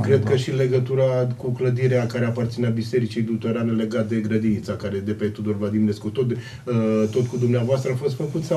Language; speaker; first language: Romanian; native; Romanian